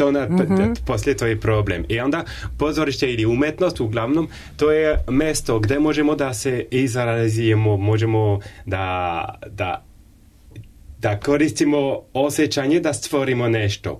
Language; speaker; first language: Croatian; non-native, learner; French